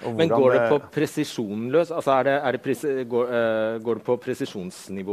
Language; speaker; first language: Norwegian; native; Norwegian